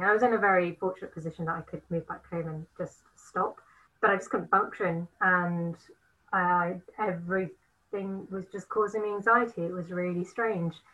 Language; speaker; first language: English; native; English